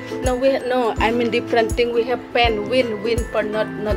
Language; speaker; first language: English; non-native, learner; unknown